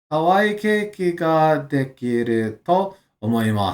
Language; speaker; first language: Japanese; non-native, learner; English